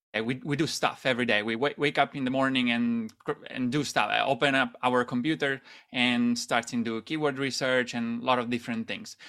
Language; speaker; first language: English; non-native, fluent; Italian